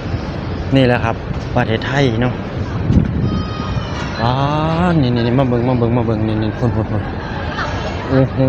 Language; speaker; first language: Thai; non-native, local second language; Lao